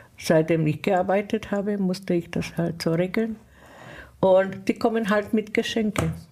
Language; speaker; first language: German; non-native, fluent; Czech